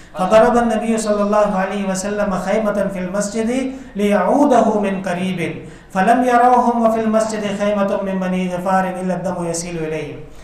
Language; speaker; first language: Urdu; non-native, local second language; Pashto